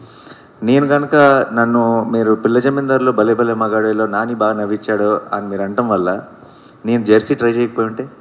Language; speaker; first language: Telugu; native; Telugu